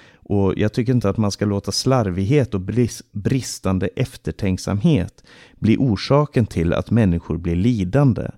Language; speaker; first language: Swedish; native; Swedish